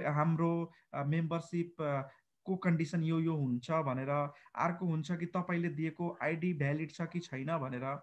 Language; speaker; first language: Nepali; non-native, local second language; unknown